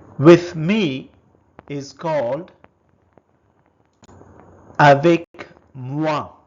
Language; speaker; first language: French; non-native, fluent; Telugu